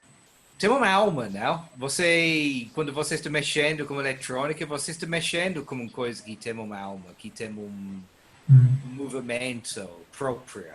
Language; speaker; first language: Portuguese; non-native, learner; English